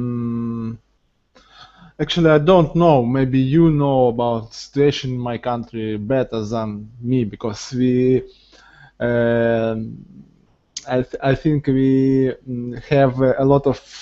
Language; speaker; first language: English; non-native, learner; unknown